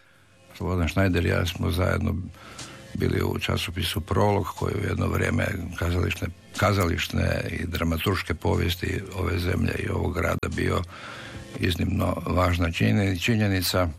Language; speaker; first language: Serbian; native; Serbian